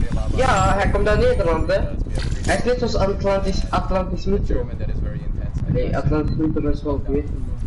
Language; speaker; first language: Dutch; native; Dutch